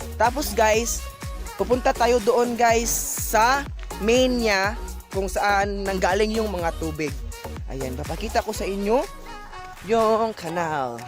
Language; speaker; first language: Filipino; non-native, local second language; Cebuano